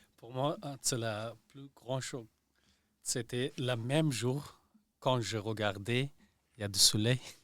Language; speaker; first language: French; non-native, learner; Persian